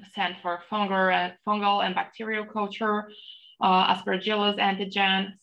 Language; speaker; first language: English; non-native, fluent; Portuguese